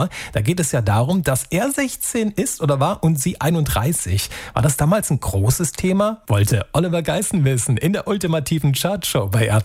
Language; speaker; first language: German; native; German